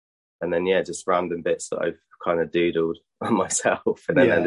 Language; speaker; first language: English; native; English